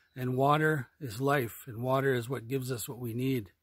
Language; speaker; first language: English; native; English